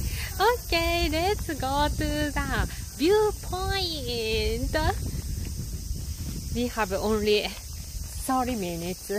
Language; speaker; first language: English; non-native, learner; Japanese